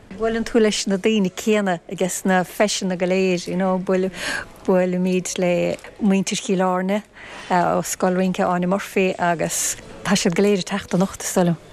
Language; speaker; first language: Irish; native; Irish